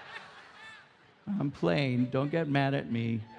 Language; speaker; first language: English; early bilingual, other home language; Spanish